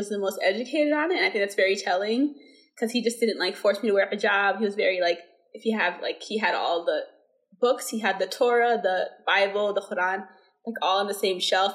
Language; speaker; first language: English; early bilingual, other home language; Somali